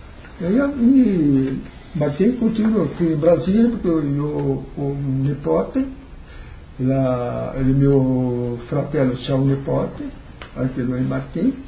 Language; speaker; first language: Italian; early bilingual, heritage; Portuguese